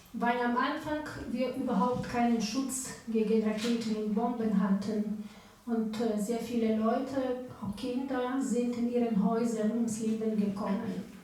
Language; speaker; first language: German; non-native, fluent; Ukrainian